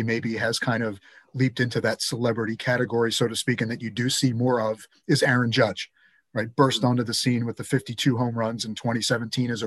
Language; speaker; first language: English; native; English